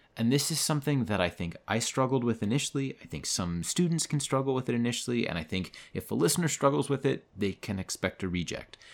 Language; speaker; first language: English; native; English